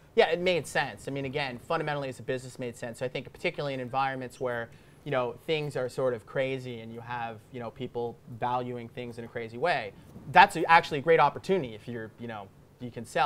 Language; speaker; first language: English; native; English